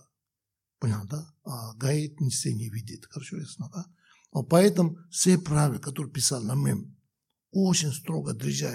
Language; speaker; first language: Russian; non-native, learner; Tibetan